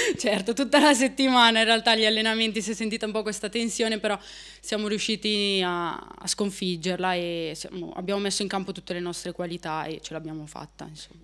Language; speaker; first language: Italian; native; Italian